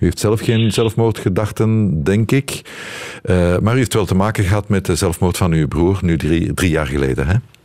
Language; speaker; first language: Dutch; native; Dutch